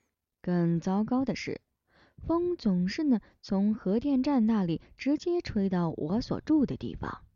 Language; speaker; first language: Chinese; native; Chinese